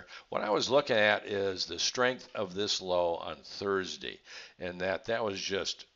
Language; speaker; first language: English; native; English